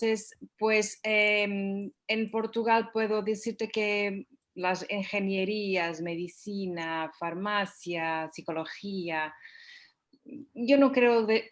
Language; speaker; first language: Spanish; non-native, fluent; Portuguese